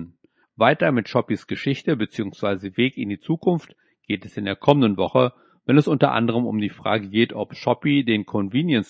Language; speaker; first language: German; native; German